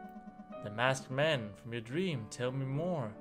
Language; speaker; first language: English; native; English